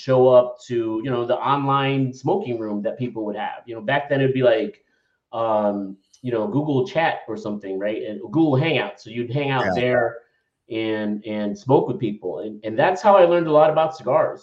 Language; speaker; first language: English; native; English